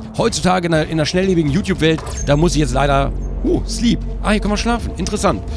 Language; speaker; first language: German; native; German